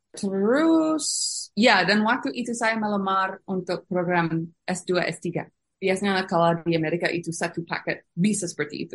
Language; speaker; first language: Indonesian; non-native, fluent; English